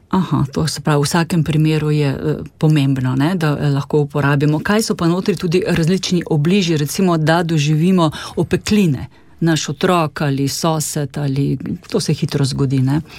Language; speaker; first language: Slovenian; native; Slovenian